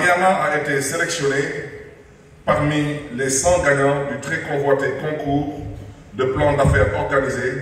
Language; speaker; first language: French; non-native, local second language; Wolof